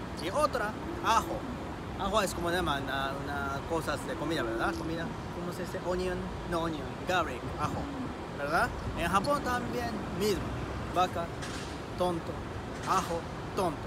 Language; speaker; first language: Spanish; non-native, learner; Japanese